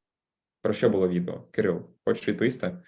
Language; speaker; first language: Ukrainian; native; Ukrainian